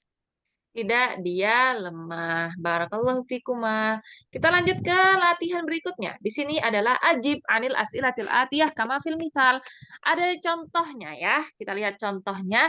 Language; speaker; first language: Indonesian; native; Indonesian